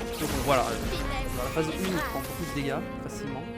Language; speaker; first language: French; native; French